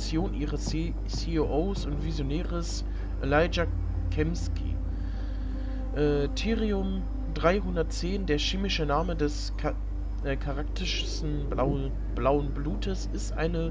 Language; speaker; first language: German; native; German